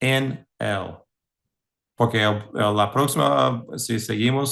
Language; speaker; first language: Spanish; non-native, fluent; English